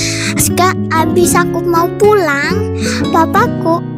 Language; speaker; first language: Indonesian; early bilingual, heritage; Indonesian